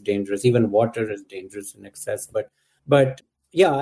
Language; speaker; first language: English; non-native, local second language; Urdu